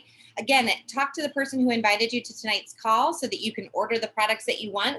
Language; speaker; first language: English; native; English